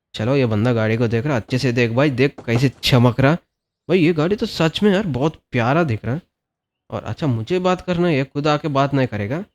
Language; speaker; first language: Hindi; non-native, local second language; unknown